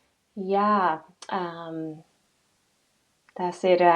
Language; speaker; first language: Latvian; non-native, fluent; English